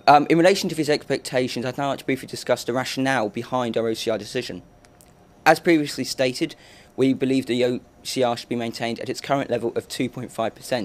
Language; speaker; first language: English; native; English